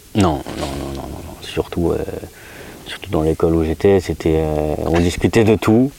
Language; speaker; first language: French; native; French